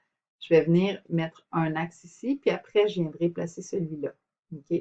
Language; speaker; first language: French; native; French